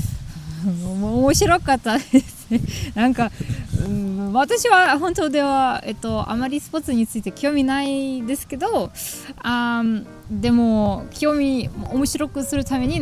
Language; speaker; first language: Japanese; non-native, learner; German